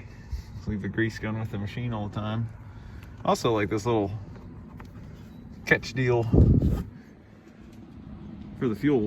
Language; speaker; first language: English; native; English